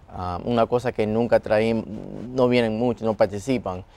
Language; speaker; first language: Spanish; early bilingual, heritage; Spanish